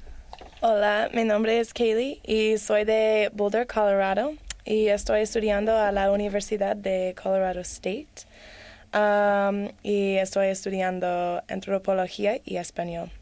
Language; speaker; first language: Spanish; non-native, learner; English